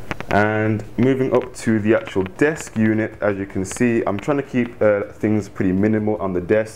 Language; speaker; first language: English; native; English